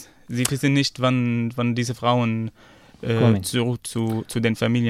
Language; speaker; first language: German; non-native, fluent; Arabic